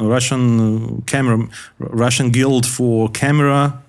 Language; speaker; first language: English; non-native, learner; Russian